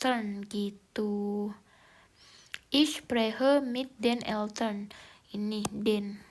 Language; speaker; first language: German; non-native, learner; Indonesian